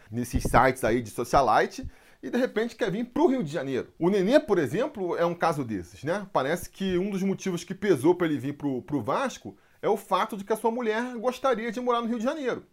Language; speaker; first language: Portuguese; native; Portuguese